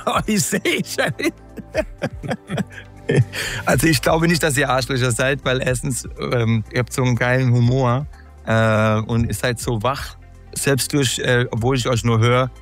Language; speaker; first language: German; native; German